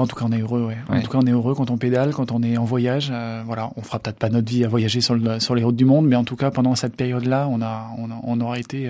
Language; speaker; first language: French; native; French